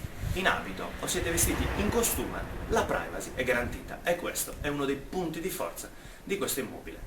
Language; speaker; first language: Italian; native; Italian